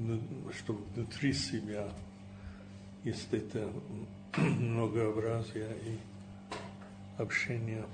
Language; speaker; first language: Russian; non-native, fluent; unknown